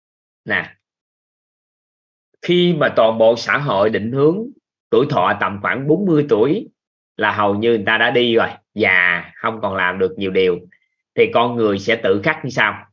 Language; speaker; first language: Vietnamese; native; Vietnamese